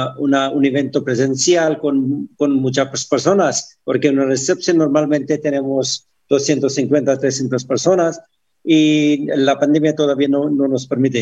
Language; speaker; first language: Spanish; non-native, fluent; Hindi